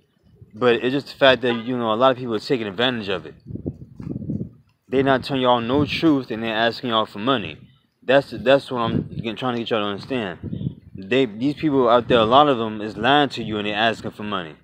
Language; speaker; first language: English; native; English